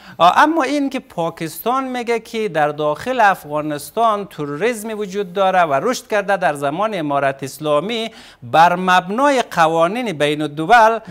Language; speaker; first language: Persian; native; Persian